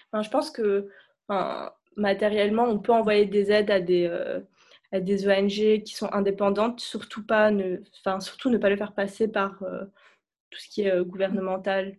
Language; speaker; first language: French; native; French